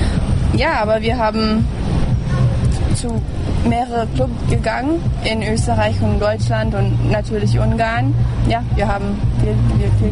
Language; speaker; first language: German; early bilingual, heritage; English